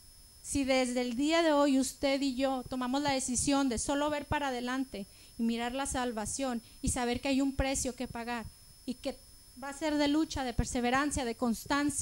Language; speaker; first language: Spanish; native; Spanish